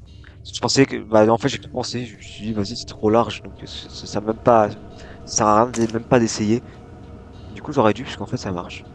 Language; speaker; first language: French; native; French